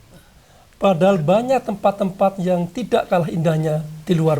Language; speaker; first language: Indonesian; non-native, local second language; Javanese